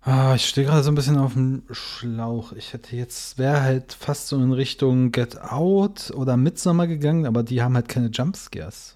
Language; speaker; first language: German; native; German